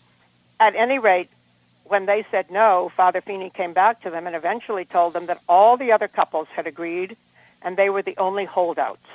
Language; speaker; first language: English; native; English